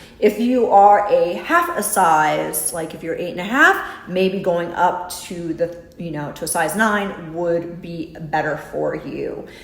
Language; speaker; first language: English; native; English